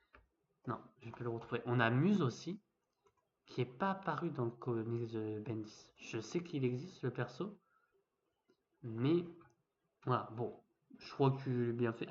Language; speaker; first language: French; native; French